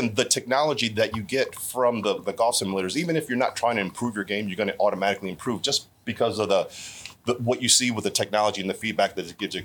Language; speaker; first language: English; native; English